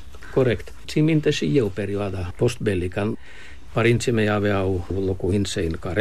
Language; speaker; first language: Romanian; non-native, fluent; Finnish